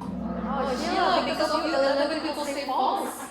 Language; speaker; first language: English; non-native, fluent; Indonesian